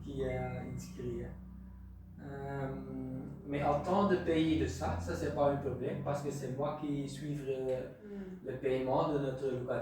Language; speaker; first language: French; non-native, local second language; Dutch